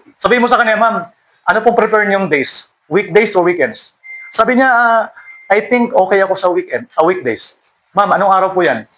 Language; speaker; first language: Filipino; native; Filipino